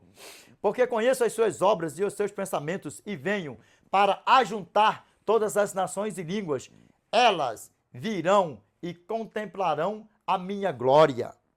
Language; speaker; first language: Portuguese; native; Portuguese